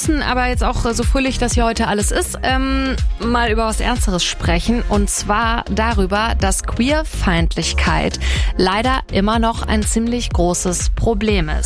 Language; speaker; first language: German; native; German